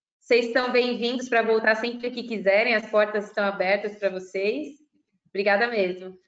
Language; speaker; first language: Portuguese; native; Portuguese